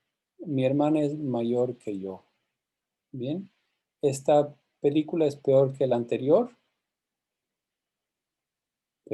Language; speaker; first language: Spanish; non-native, fluent; English